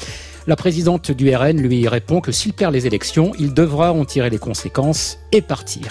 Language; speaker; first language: French; native; French